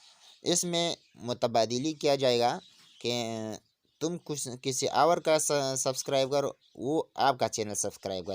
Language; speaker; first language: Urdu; non-native, local second language; Pashto